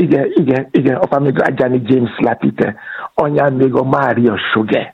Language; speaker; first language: Hungarian; non-native, fluent; Yoruba